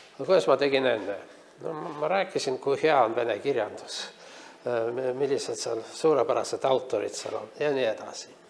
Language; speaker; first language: Estonian; non-native, local second language; Russian